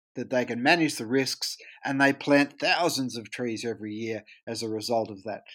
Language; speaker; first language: English; native; English